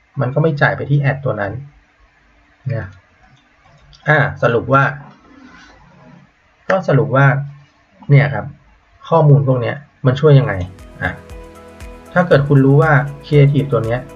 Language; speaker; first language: Thai; native; Thai